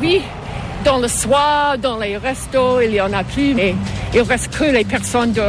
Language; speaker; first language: French; non-native, fluent; English